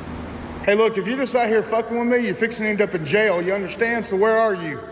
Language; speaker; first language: English; native; English